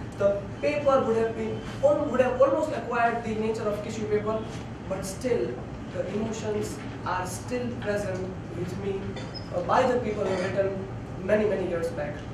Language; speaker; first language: English; non-native, local second language; Gujarati